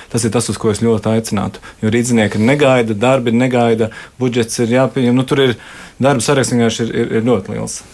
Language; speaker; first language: Latvian; native; Latvian